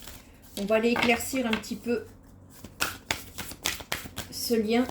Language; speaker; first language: French; native; French